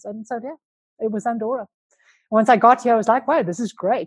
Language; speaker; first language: English; native; English